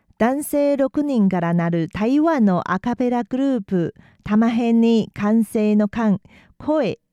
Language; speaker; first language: Japanese; non-native, fluent; Chinese